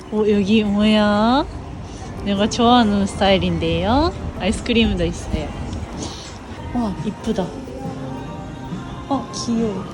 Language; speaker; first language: Korean; non-native, fluent; Japanese